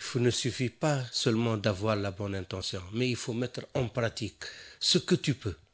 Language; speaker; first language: French; non-native, local second language; Wolof